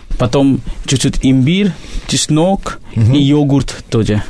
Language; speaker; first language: Russian; non-native, learner; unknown